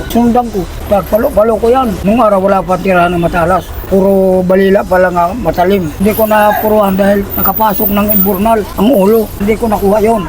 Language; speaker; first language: Filipino; non-native, local second language; Waray